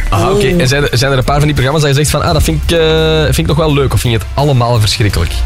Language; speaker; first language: Dutch; native; Dutch